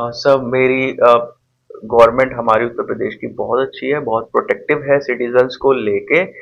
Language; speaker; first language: Hindi; native; Hindi